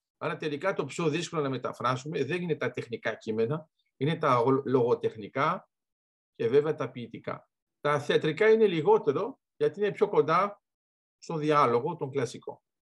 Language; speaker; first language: Greek; early bilingual, heritage; Greek